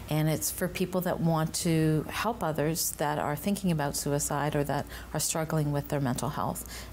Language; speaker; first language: English; native; English